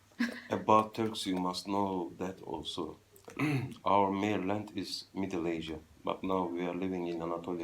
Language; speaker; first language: English; non-native, fluent; Turkish